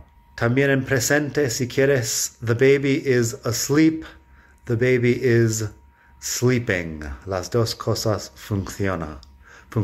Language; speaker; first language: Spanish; non-native, fluent; English